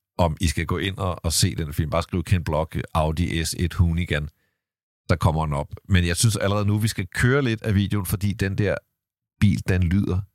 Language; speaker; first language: Danish; native; Danish